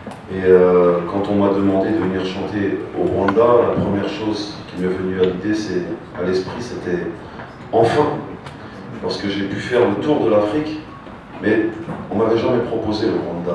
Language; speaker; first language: French; native; French